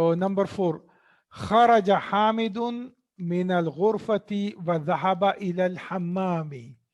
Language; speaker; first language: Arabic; non-native, fluent; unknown